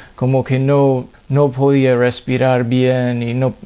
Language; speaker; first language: Spanish; non-native, fluent; English